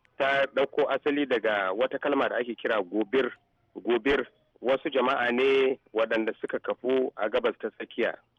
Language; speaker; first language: Hausa; native; Hausa